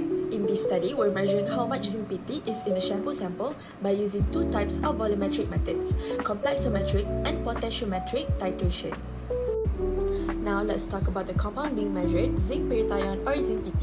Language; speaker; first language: English; non-native, local second language; Malay